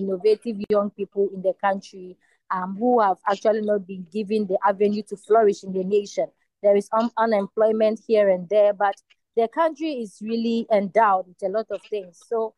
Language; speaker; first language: English; non-native, local second language; Ewe